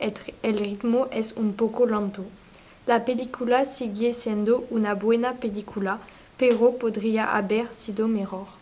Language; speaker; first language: Spanish; non-native, learner; French